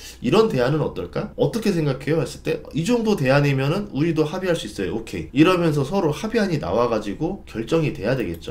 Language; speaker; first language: Korean; native; Korean